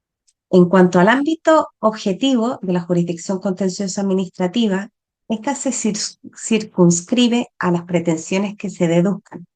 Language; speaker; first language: Spanish; native; Spanish